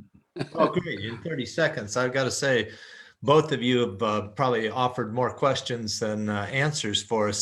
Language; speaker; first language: English; native; English